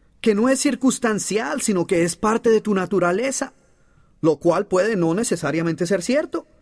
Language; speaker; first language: Spanish; native; Spanish